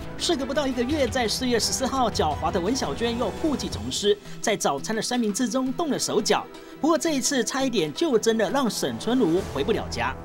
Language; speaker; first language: Chinese; native; Chinese